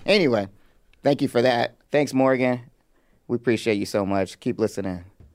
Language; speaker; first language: English; native; English